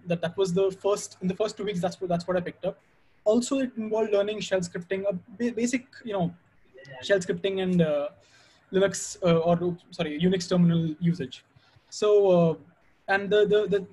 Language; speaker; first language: English; non-native, local second language; Hindi